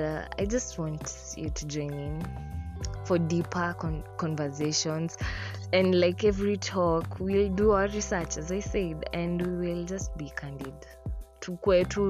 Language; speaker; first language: English; non-native, local second language; Swahili